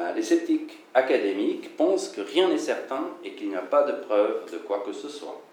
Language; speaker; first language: French; non-native, fluent; German